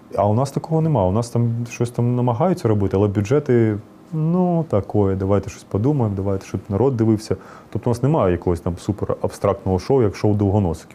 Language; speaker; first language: Ukrainian; non-native, local second language; Russian